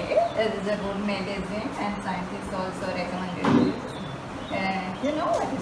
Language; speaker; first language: English; non-native, local second language; Sinhala